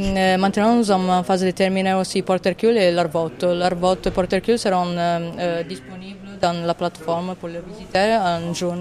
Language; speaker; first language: French; non-native, fluent; Italian